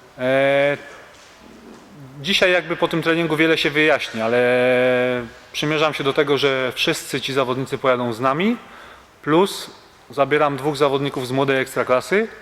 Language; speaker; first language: Polish; native; Polish